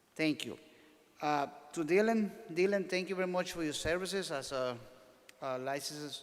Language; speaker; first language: English; non-native, fluent; Spanish